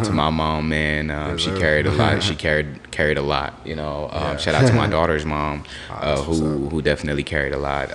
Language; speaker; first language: English; native; English